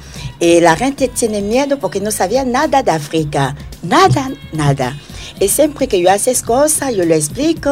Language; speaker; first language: Spanish; non-native, learner; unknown